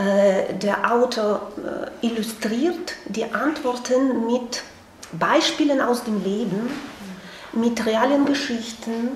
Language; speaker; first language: German; non-native, fluent; Russian